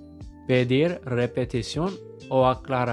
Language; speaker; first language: Spanish; non-native, fluent; English